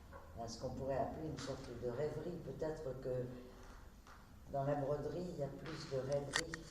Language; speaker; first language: French; native; French